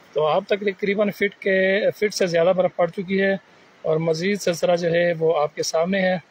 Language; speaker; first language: Urdu; non-native, local second language; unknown